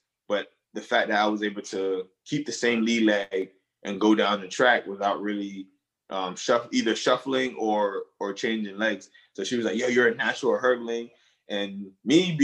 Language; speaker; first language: English; early bilingual, other home language; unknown